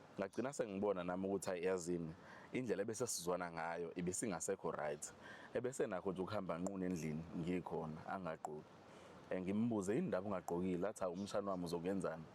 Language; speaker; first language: Zulu; native; Zulu